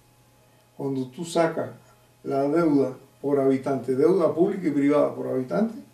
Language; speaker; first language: Spanish; native; Spanish